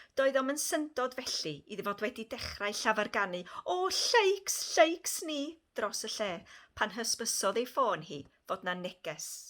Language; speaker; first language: Welsh; native; Welsh